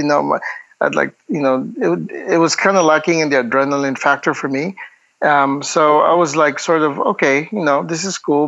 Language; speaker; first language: English; non-native, local second language; Hiligaynon